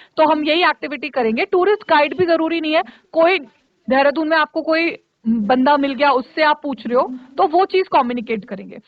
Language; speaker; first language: Hindi; native; Hindi